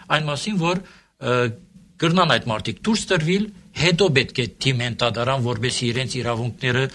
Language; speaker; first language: Armenian; early bilingual, heritage; Armenian